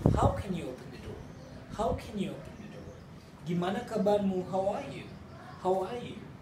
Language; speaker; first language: English; non-native, fluent; Indonesian